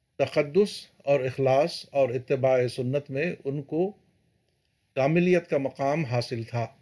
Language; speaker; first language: Urdu; native; Urdu